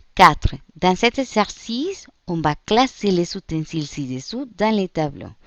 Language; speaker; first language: French; non-native, fluent; Spanish